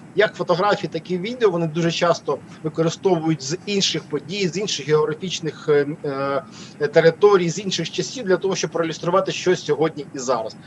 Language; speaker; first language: Ukrainian; native; Ukrainian